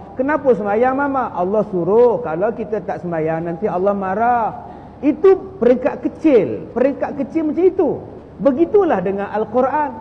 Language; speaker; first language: Malay; native; Malay